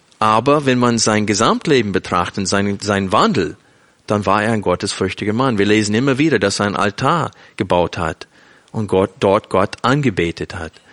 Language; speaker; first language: German; non-native, fluent; English